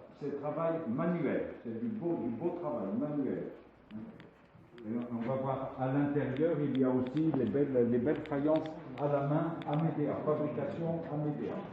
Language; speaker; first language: French; non-native, local second language; Arabic